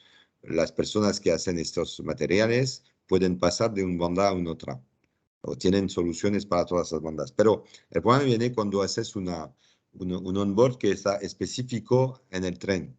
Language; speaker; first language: Spanish; non-native, fluent; French